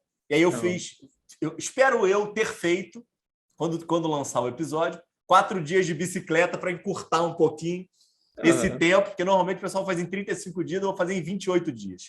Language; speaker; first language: Portuguese; native; Portuguese